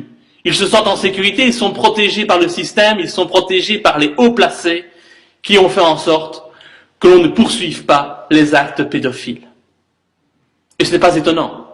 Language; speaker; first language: French; native; French